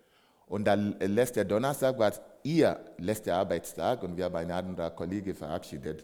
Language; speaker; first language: German; non-native, fluent; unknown